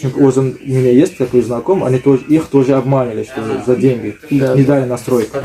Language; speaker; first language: Russian; non-native, learner; Uzbek